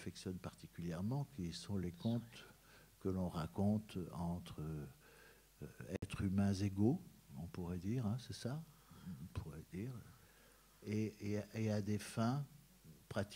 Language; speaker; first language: French; native; French